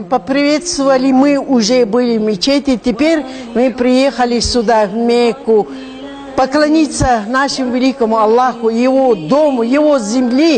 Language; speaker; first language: Russian; non-native, local second language; Kumyk